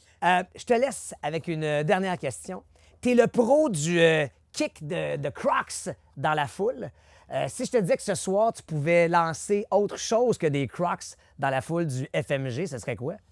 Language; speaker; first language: French; native; French